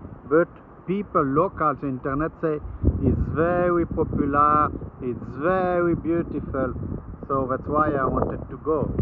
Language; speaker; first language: English; non-native, learner; French